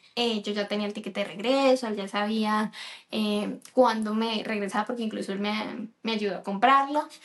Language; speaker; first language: Spanish; native; Spanish